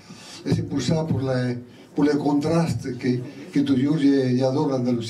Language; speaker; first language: French; non-native, learner; Spanish